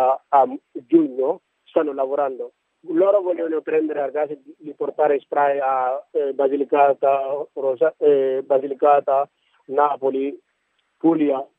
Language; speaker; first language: Italian; non-native, learner; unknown